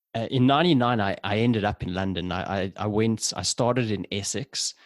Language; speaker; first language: English; native; English